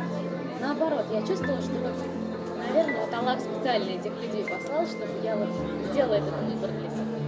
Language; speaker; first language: Russian; native; Russian